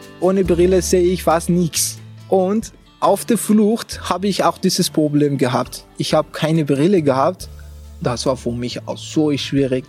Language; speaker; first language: German; non-native, fluent; Persian